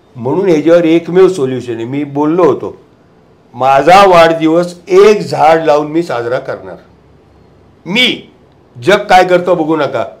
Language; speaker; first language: Marathi; non-native, local second language; Gujarati